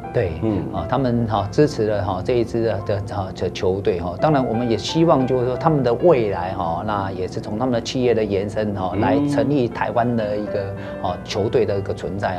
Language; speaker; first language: Chinese; native; Chinese